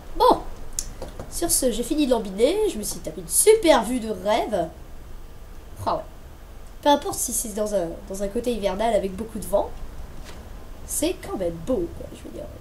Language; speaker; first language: French; native; French